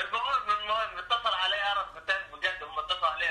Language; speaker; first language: Arabic; native; Arabic